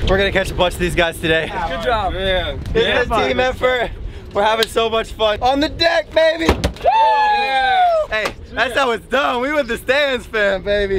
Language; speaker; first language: English; native; English